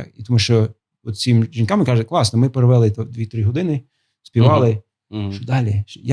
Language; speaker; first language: Ukrainian; non-native, fluent; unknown